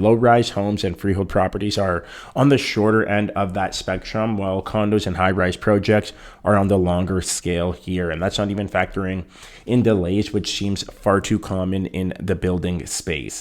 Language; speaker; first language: English; native; English